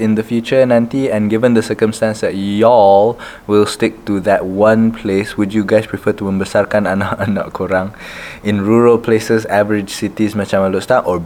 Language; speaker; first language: English; non-native, local second language; Malay